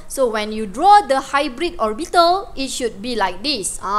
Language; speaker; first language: English; non-native, local second language; Malay